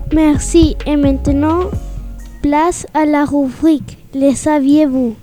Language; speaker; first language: French; non-native, learner; Spanish